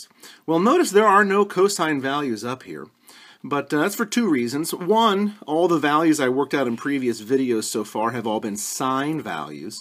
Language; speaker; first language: English; native; English